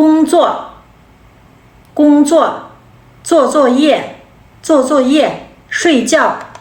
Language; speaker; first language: Chinese; non-native, fluent; Kazakh